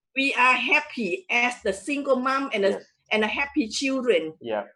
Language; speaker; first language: English; non-native, fluent; Thai